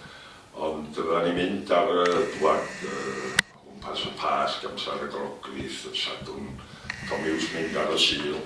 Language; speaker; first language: Welsh; native; Welsh